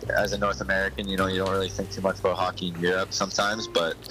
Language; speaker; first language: English; native; English